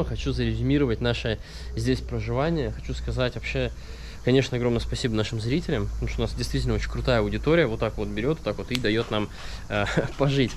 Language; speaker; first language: Russian; native; Russian